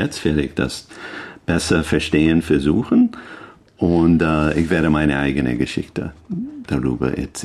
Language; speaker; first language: German; non-native, learner; English